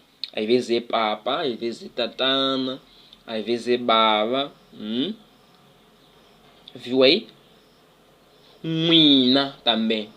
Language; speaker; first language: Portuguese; non-native, local second language; Tsonga